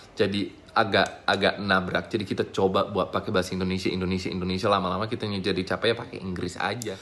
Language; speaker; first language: Indonesian; non-native, fluent; English